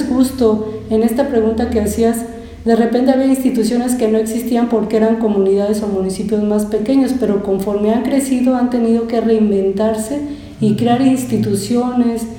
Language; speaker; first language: Spanish; native; Spanish